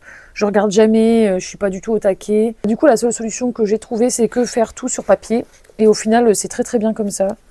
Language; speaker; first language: French; native; French